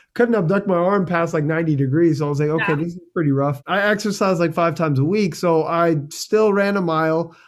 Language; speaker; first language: English; early bilingual, other home language; Hindi